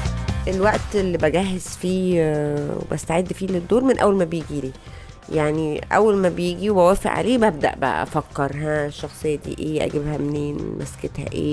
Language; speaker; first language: Arabic; native; Arabic